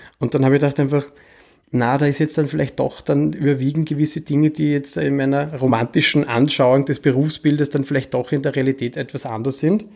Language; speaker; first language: German; native; German